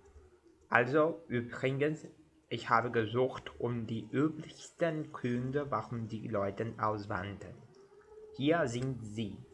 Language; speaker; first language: German; non-native, learner; Portuguese